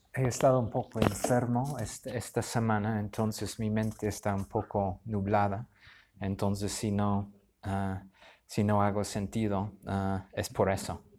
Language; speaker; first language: Spanish; non-native, fluent; English